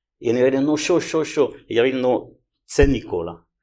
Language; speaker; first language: Ukrainian; non-native, learner; French